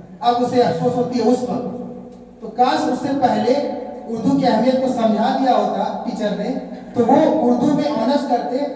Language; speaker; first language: Urdu; native; Urdu